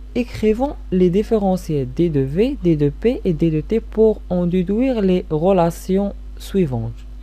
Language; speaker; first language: French; non-native, local second language; Arabic